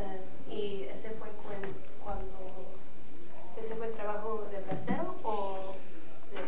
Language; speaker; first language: Spanish; early bilingual, heritage; Spanish